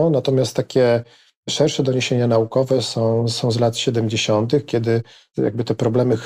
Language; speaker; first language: Polish; native; Polish